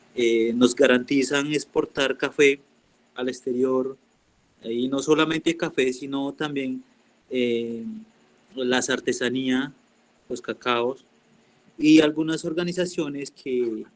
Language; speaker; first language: Spanish; non-native, local second language; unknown